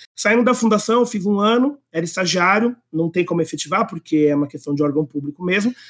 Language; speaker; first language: Portuguese; native; Portuguese